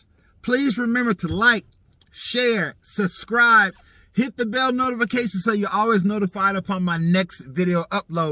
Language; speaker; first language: English; native; English